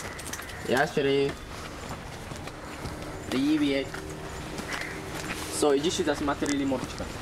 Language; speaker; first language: Russian; non-native, learner; Swahili